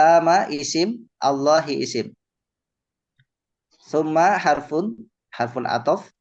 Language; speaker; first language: Arabic; non-native, fluent; Indonesian